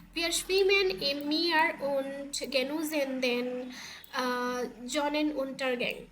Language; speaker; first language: German; non-native, learner; Bangla